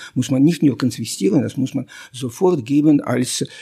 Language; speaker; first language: German; non-native, fluent; Russian